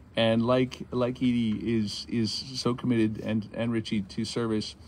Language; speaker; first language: English; native; English